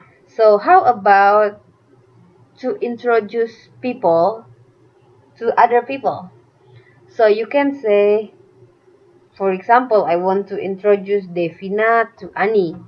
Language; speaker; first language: English; non-native, fluent; Indonesian